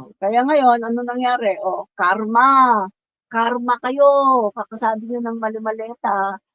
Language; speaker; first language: Filipino; non-native, local second language; Cebuano